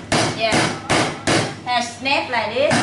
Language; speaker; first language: English; non-native, learner; Vietnamese